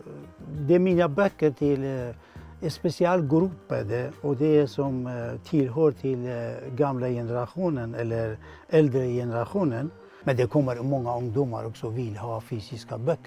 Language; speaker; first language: Swedish; non-native, fluent; Persian